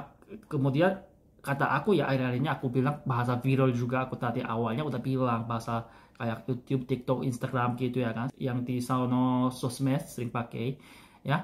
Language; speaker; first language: Indonesian; non-native, fluent; Korean